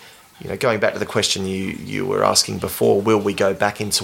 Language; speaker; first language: English; native; English